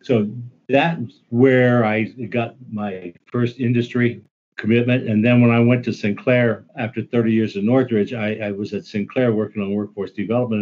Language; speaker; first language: English; native; English